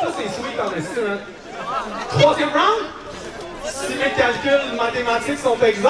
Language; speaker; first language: French; native; French